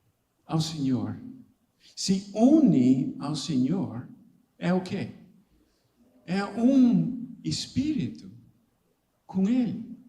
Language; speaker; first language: Portuguese; non-native, fluent; English